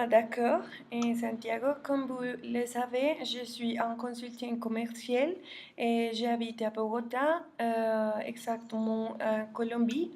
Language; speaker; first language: French; non-native, learner; Spanish